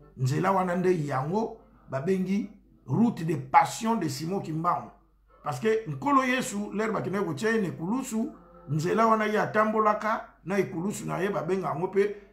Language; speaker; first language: Lingala; non-native, local second language; Kongo